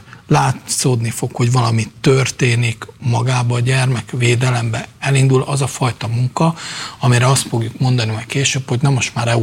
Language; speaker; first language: Hungarian; native; Hungarian